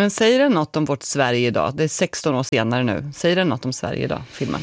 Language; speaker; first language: Swedish; native; Swedish